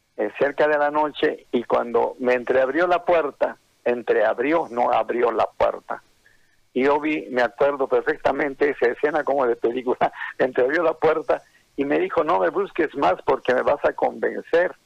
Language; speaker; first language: Spanish; native; Spanish